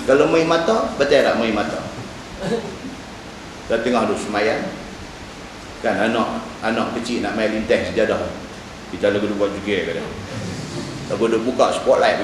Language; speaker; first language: Malay; native; Malay